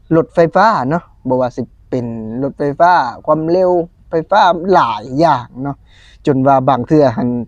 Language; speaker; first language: Lao; native; Lao